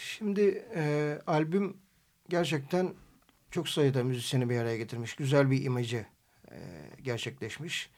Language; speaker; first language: Turkish; native; Turkish